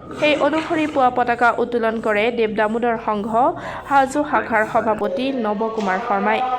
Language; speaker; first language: Assamese; native; Assamese